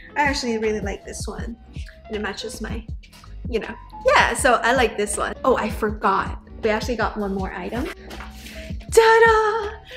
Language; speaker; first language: English; non-native, fluent; Chinese